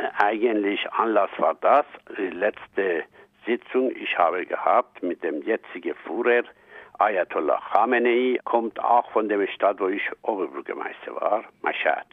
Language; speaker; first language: German; non-native, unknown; Persian